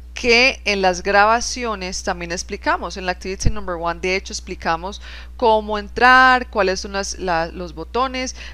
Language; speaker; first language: Spanish; native; Spanish